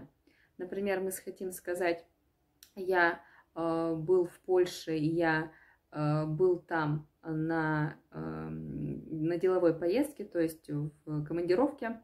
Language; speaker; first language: Russian; native; Russian